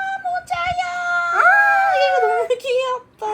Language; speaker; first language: Korean; native; Korean